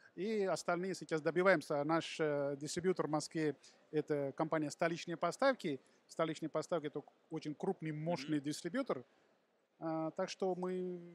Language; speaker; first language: Russian; non-native, fluent; Sinhala